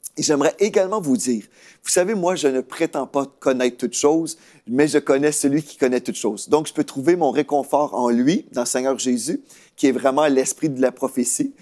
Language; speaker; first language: French; native; French